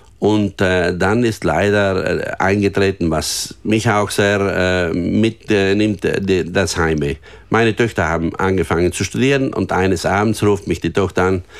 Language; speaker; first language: German; native; German